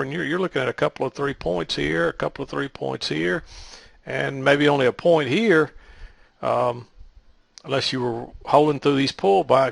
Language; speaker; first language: English; native; English